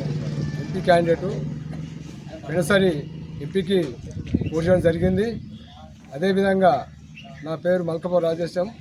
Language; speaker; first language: Telugu; native; Telugu